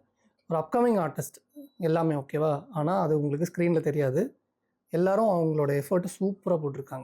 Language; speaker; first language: Tamil; native; Tamil